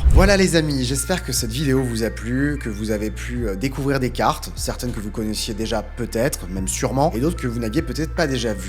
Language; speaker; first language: French; native; French